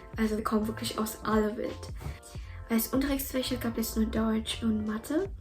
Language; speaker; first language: German; early bilingual, other home language; Vietnamese